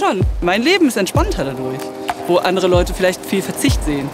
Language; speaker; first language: German; native; German